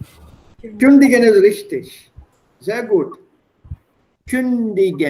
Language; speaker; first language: German; non-native, fluent; Hindi